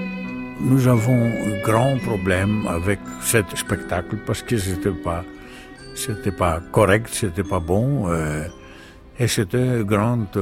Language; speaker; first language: French; non-native, learner; Greek